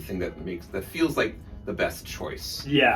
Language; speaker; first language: English; native; English